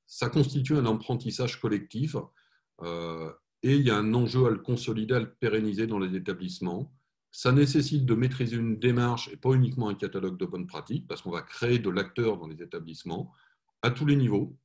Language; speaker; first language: French; native; French